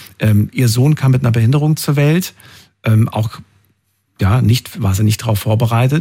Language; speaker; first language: German; native; German